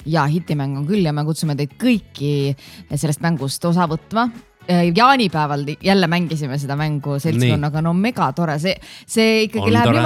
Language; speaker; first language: Estonian; native; Estonian